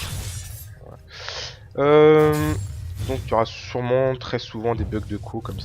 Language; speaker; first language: French; native; French